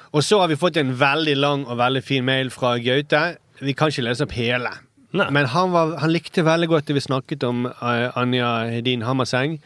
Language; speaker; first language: Norwegian; native; Norwegian